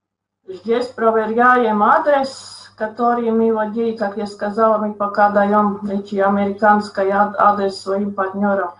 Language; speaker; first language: Russian; non-native, local second language; Latvian